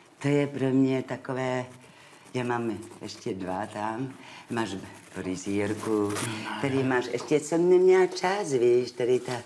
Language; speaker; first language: Czech; non-native, fluent; French